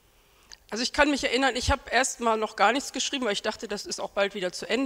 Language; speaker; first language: German; native; German